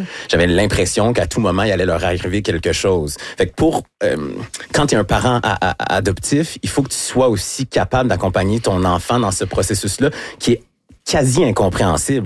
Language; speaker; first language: French; native; French